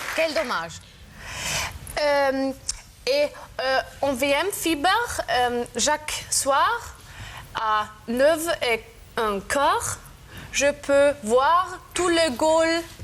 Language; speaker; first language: French; non-native, learner; German